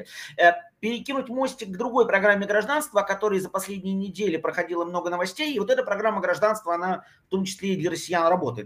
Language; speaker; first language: Russian; native; Russian